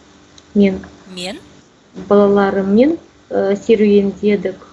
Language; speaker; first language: Kazakh; non-native, learner; Russian